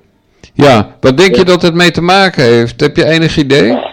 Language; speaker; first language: Dutch; native; Dutch